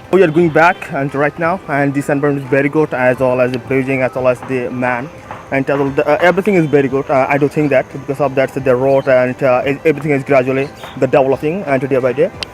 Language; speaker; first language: English; non-native, fluent; Bangla